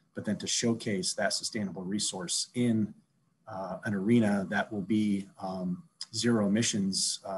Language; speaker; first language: English; native; English